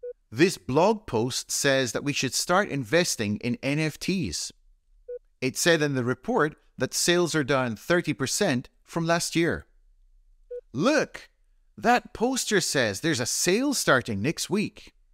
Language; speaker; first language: English; native; English